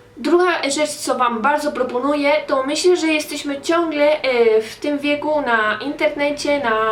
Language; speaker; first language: Polish; early bilingual, heritage; Polish